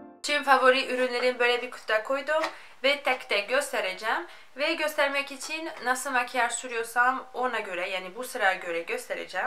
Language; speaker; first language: Turkish; non-native, fluent; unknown